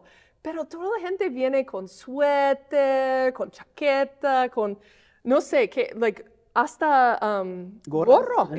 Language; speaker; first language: Spanish; non-native, fluent; English